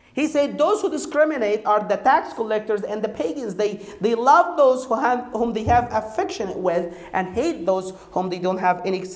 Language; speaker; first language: English; non-native, fluent; Arabic